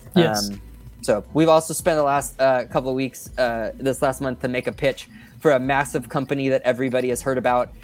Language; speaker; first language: English; native; English